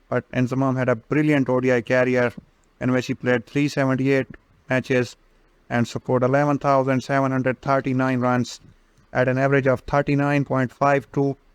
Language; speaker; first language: English; non-native, local second language; Urdu